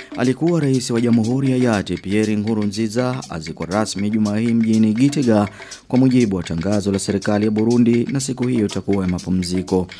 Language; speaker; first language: Swahili; non-native, local second language; Rundi